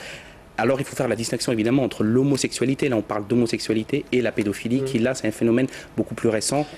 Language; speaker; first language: French; native; French